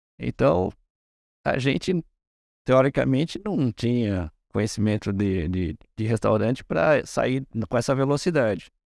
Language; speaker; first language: Portuguese; early bilingual, other home language; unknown